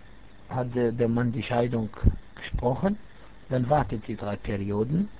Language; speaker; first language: German; non-native, fluent; Arabic